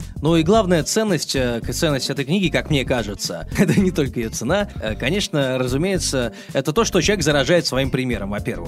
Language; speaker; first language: Russian; native; Russian